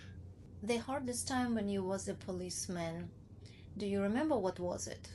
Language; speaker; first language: English; non-native, learner; Ukrainian